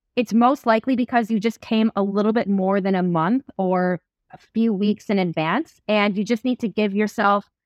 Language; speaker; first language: English; native; English